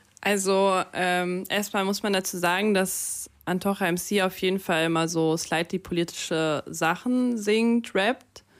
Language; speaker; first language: German; early bilingual, other home language; Russian